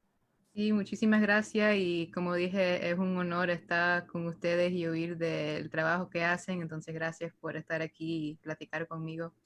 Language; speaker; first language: Spanish; early bilingual, heritage; Spanish